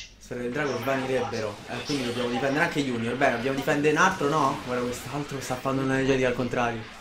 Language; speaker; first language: Italian; native; Italian